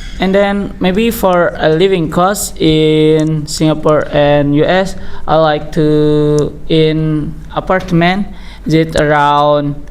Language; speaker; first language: English; non-native, learner; Indonesian